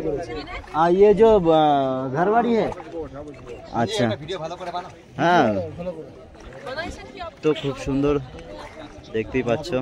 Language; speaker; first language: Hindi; non-native, local second language; Bangla